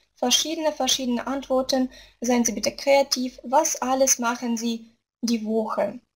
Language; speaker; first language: German; non-native, fluent; Russian